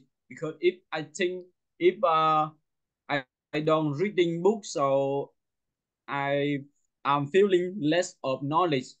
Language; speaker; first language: English; non-native, local second language; Vietnamese